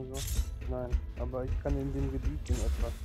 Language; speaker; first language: German; native; German